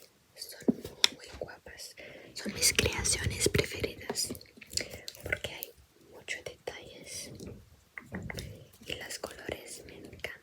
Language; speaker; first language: Spanish; non-native, fluent; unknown